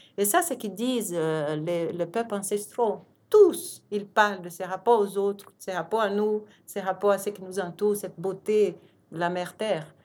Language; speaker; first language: French; non-native, fluent; Portuguese